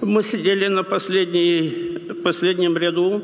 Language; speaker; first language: Russian; non-native, local second language; Romanian